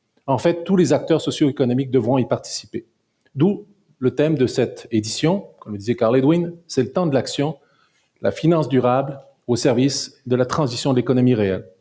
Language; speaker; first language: French; native; French